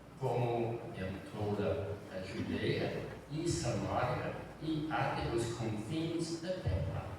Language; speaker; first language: Portuguese; non-native, fluent; English